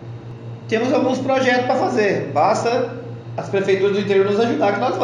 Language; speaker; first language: Portuguese; native; Portuguese